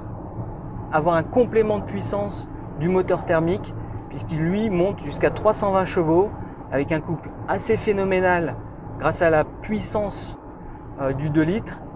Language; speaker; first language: French; native; French